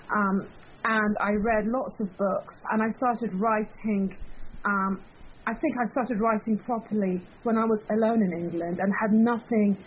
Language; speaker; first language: English; early bilingual, other home language; Persian